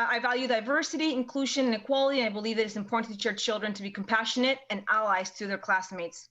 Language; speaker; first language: English; early bilingual, other home language; Spanish